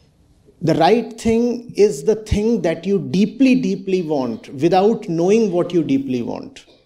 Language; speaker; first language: English; non-native, local second language; Hindi